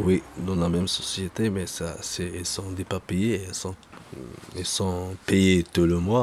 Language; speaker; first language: French; non-native, local second language; Arabic